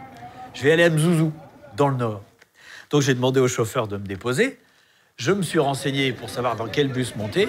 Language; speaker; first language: French; native; French